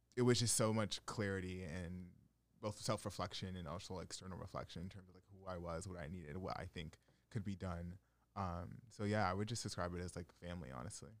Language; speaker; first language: English; native; English